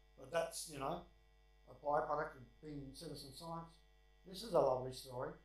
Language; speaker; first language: English; native; English